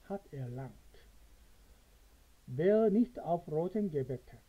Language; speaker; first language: German; non-native, fluent; Korean